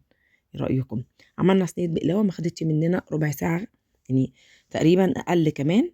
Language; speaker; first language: Arabic; native; Arabic